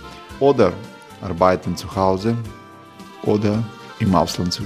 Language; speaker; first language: German; non-native, learner; Croatian